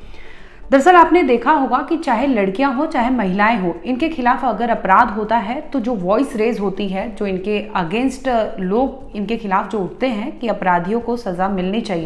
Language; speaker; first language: Hindi; native; Hindi